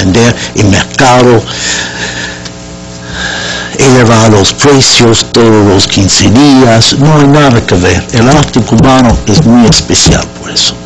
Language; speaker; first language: Spanish; non-native, fluent; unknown